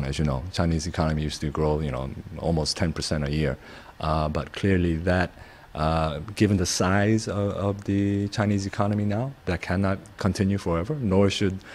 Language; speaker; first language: English; non-native, fluent; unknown